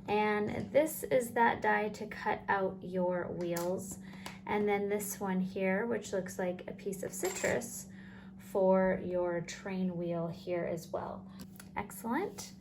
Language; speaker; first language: English; native; English